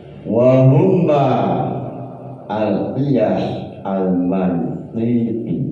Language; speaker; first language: Arabic; non-native, fluent; Javanese